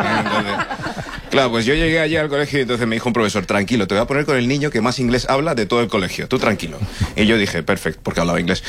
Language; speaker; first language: Spanish; early bilingual, other home language; English